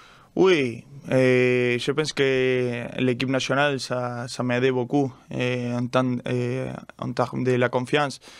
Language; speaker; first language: French; non-native, learner; Spanish